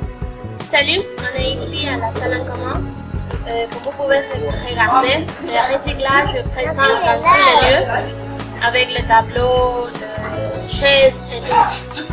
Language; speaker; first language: French; non-native, learner; Spanish